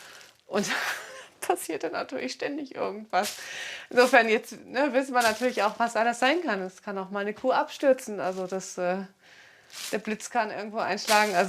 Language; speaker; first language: German; native; German